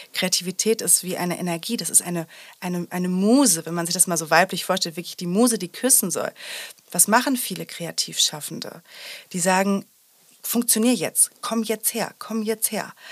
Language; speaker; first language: German; native; German